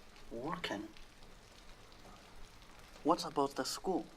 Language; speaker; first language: English; non-native, learner; Chinese